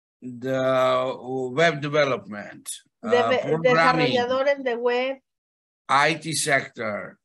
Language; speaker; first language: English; non-native, fluent; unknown